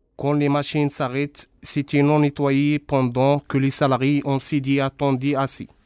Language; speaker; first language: French; non-native, local second language; Arabic